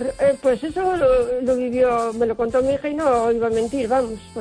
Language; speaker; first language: Spanish; non-native, local second language; Galician